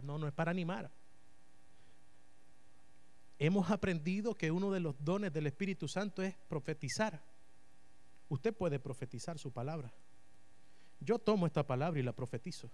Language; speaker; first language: Spanish; native; Spanish